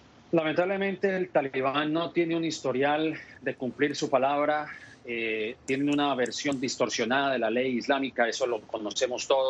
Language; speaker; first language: Spanish; native; Spanish